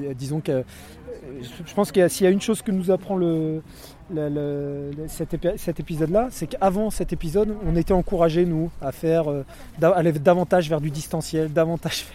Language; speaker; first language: French; native; French